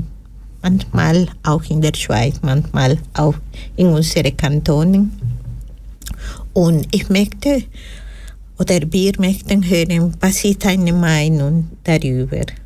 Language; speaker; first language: German; non-native, learner; Spanish